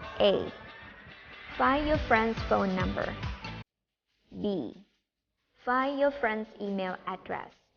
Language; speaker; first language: English; non-native, fluent; Thai